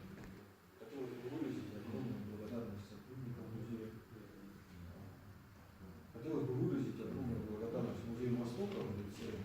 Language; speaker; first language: Russian; native; Russian